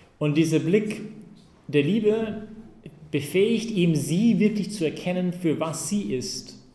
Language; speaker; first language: German; non-native, fluent; English